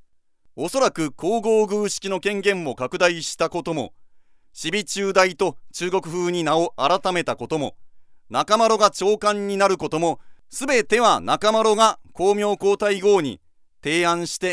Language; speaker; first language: Japanese; native; Japanese